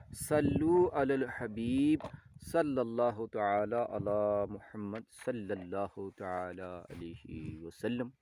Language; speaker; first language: Urdu; non-native, local second language; Gujari